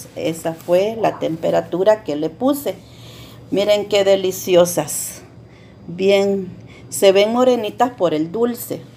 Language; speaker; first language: Spanish; native; Spanish